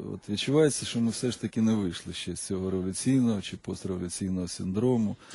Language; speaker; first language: Ukrainian; non-native, local second language; Russian